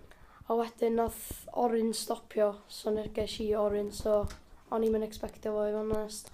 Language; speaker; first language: Welsh; native; Welsh